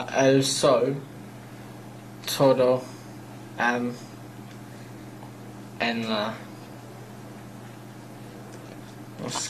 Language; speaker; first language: Spanish; non-native, learner; English